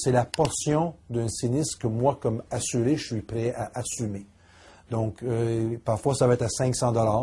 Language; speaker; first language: French; native; French